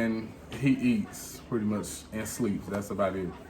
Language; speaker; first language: English; native; English